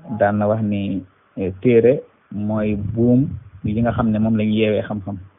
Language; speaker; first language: Wolof; non-native, local second language; Fula